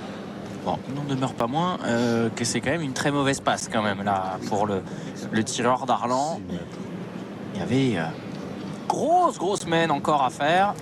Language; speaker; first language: French; native; French